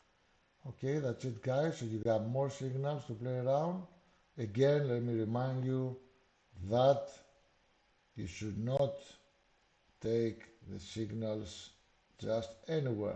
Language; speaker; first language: English; non-native, fluent; Greek